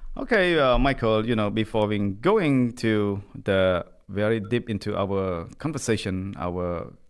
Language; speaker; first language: English; non-native, learner; Khmer